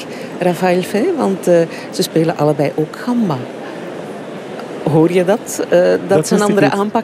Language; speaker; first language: Dutch; native; Dutch